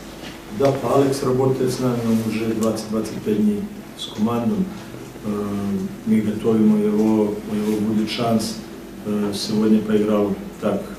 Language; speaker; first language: Russian; non-native, fluent; Serbian